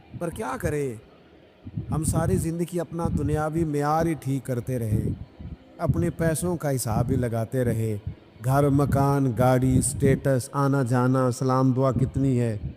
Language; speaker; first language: Urdu; non-native, local second language; Punjabi